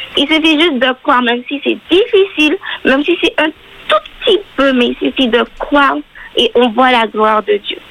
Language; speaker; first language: French; native; French